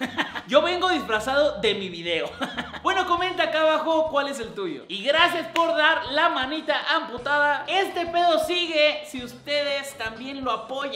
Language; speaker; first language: Spanish; native; Spanish